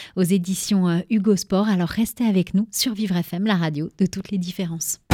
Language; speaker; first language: French; native; French